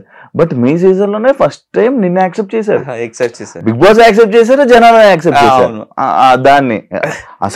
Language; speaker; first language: Telugu; native; Telugu